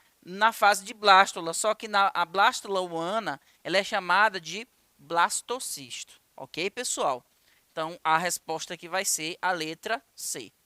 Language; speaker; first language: Portuguese; native; Portuguese